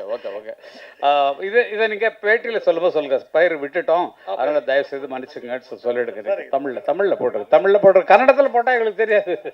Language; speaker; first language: Tamil; native; Tamil